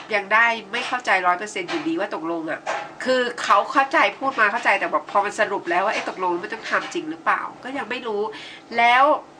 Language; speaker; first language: Thai; native; Thai